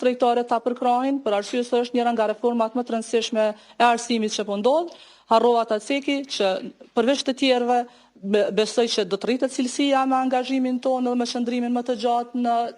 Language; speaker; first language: Albanian; native; Albanian